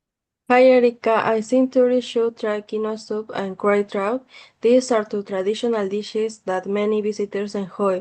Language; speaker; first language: English; non-native, learner; Spanish